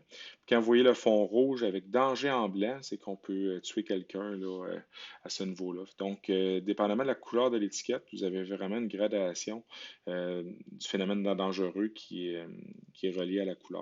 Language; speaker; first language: French; native; French